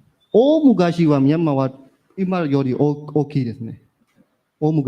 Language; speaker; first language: Japanese; non-native, learner; Burmese